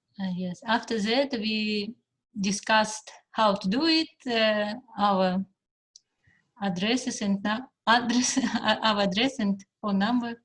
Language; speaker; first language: English; non-native, fluent; Russian